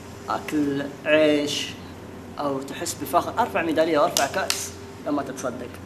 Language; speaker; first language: Arabic; native; Arabic